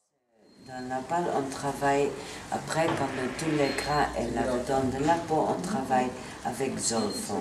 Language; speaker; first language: French; non-native, learner; Italian